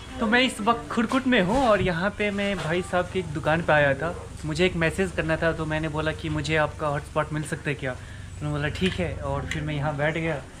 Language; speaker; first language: Hindi; native; Hindi